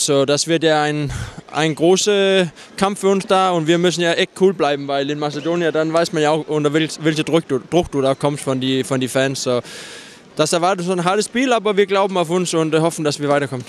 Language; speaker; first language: German; non-native, fluent; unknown